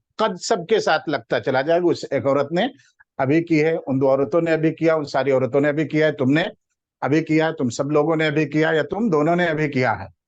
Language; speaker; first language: Urdu; native; Urdu